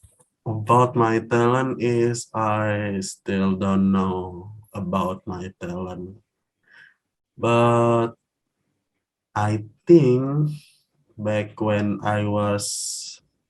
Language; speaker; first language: English; non-native, learner; Indonesian